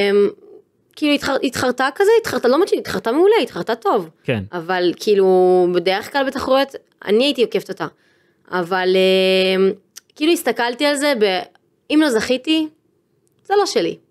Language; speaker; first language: Hebrew; native; Hebrew